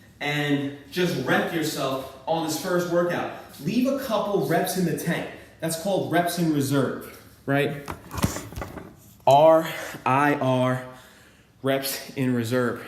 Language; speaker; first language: English; native; English